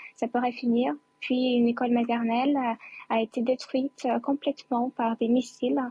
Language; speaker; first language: French; non-native, fluent; Ukrainian